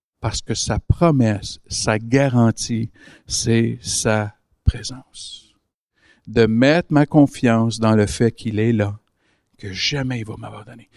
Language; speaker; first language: French; native; French